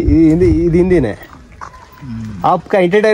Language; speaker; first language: Hindi; non-native, local second language; Kannada